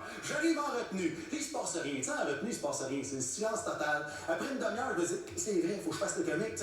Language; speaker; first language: French; native; French